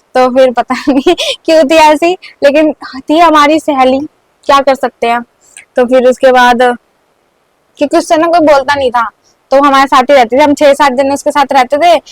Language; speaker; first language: Hindi; non-native, local second language; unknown